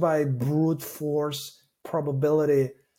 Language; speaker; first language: English; non-native, fluent; Catalan